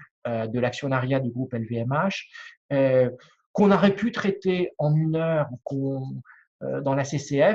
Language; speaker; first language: French; native; French